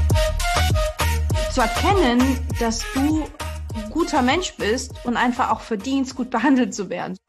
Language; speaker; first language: German; early bilingual, other home language; Portuguese